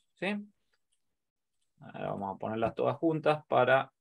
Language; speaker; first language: Spanish; native; Spanish